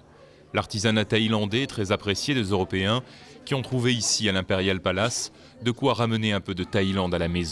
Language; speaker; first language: French; native; French